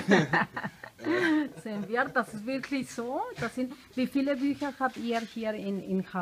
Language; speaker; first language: German; non-native, fluent; Spanish